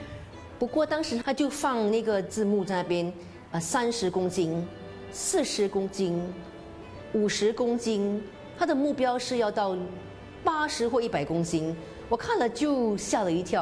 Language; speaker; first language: Chinese; native; Chinese